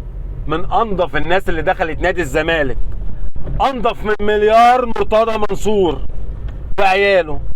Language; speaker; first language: Arabic; native; Arabic